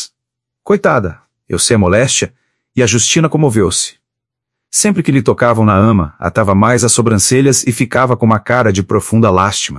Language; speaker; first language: Portuguese; native; Portuguese